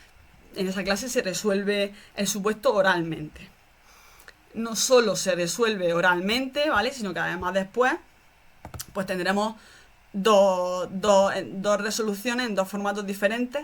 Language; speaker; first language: Spanish; native; Spanish